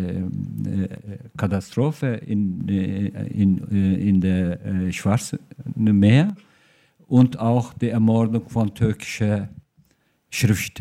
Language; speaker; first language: German; non-native, fluent; Turkish